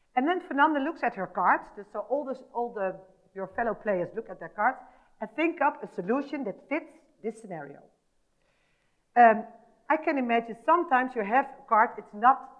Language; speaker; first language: English; non-native, fluent; Dutch